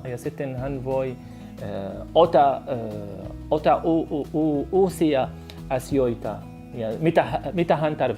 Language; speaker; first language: Finnish; non-native, learner; Arabic